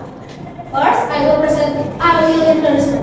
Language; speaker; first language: English; non-native, learner; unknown